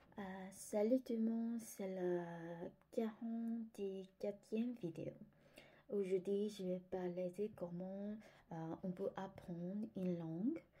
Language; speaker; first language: French; non-native, fluent; Korean